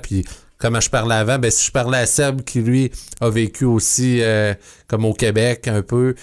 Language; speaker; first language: French; native; French